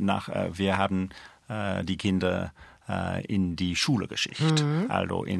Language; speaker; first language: German; non-native, fluent; English